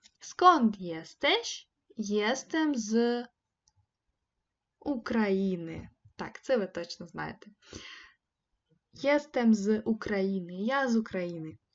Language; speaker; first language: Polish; non-native, fluent; Ukrainian